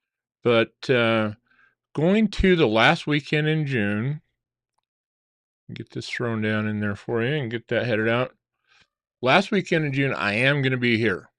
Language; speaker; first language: English; native; English